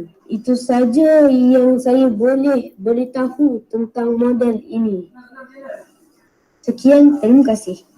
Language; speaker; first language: Malay; native; Malay